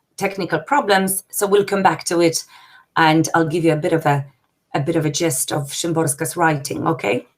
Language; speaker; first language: English; non-native, fluent; Polish